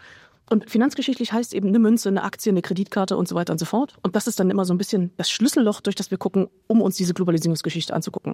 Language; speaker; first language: German; native; German